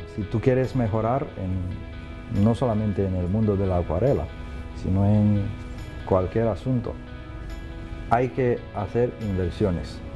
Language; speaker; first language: Spanish; non-native, fluent; Romanian